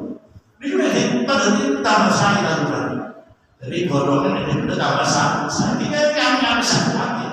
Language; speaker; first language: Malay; non-native, local second language; Javanese